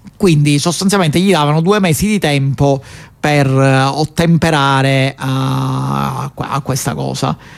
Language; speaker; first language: Italian; native; Italian